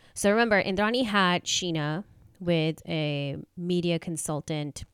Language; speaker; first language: English; non-native, local second language; Hindi